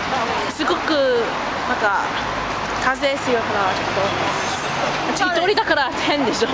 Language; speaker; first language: Japanese; non-native, learner; English